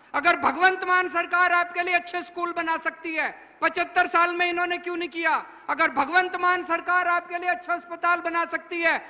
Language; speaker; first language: Hindi; native; Hindi